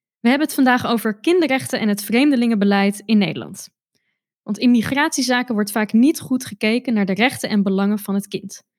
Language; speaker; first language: Dutch; native; Dutch